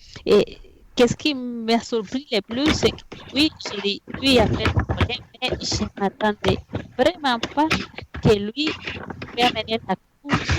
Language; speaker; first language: French; non-native, fluent; Spanish